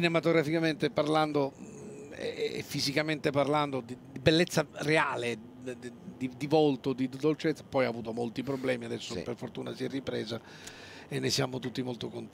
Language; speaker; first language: Italian; native; Italian